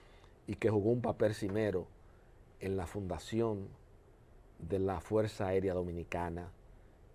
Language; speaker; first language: Spanish; native; Spanish